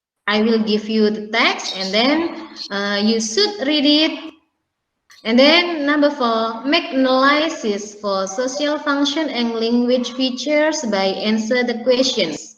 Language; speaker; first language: English; non-native, learner; Indonesian